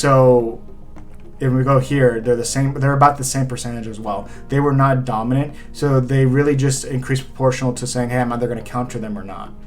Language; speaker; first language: English; native; English